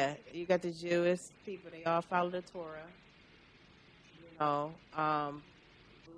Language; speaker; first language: English; native; English